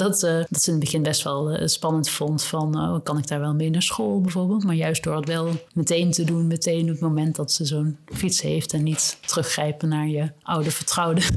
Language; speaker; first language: Dutch; native; Dutch